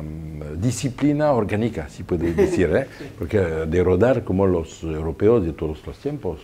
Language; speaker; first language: Spanish; non-native, fluent; French